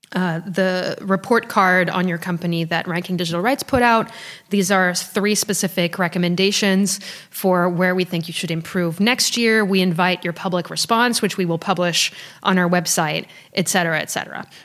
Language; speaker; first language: English; early bilingual, other home language; French